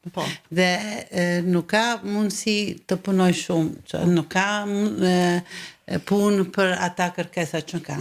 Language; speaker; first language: Albanian; early bilingual, heritage; Albanian